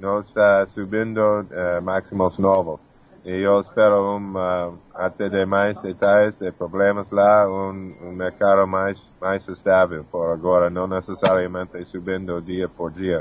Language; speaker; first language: Portuguese; non-native, fluent; English